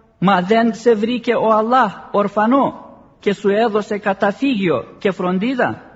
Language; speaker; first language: Greek; non-native, fluent; Arabic